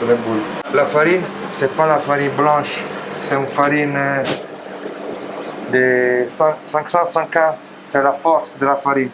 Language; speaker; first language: French; non-native, learner; Italian